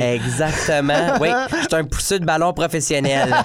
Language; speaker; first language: French; native; French